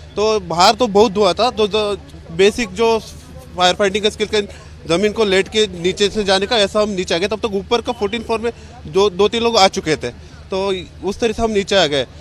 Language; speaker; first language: Hindi; non-native, local second language; Kannada